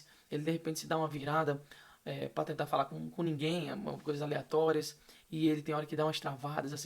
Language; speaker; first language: Portuguese; native; Portuguese